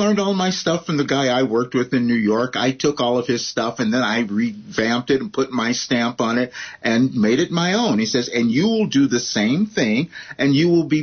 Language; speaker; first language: English; native; English